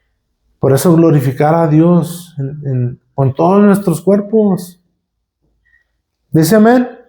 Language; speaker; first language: Spanish; native; Spanish